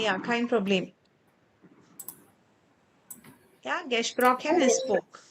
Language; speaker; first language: German; non-native, fluent; Kannada